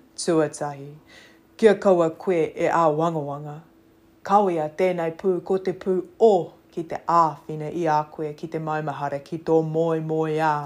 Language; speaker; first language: Māori; non-native, local second language; English